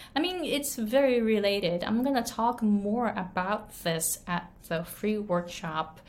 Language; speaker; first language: English; non-native, fluent; Japanese